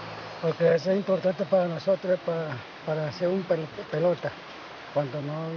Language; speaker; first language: Spanish; non-native, local second language; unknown